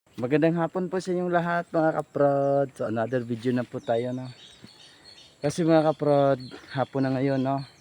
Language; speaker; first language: Filipino; non-native, local second language; Cebuano